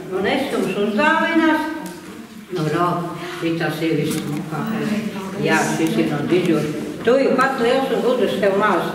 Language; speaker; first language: Latvian; native; Latvian